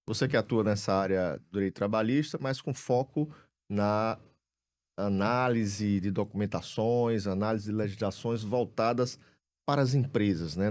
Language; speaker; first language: Portuguese; native; Portuguese